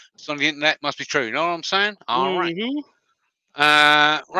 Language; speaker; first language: English; native; English